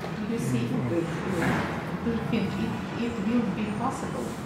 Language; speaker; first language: English; non-native, learner; Russian